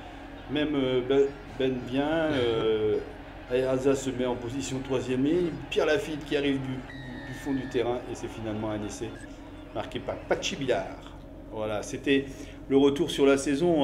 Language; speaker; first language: French; native; French